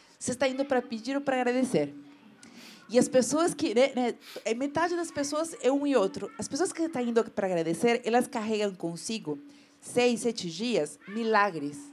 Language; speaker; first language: Portuguese; non-native, fluent; Spanish